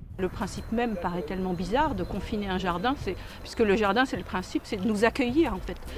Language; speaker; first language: French; native; French